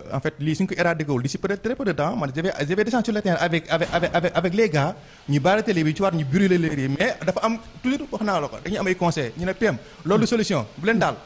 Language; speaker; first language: French; non-native, local second language; Wolof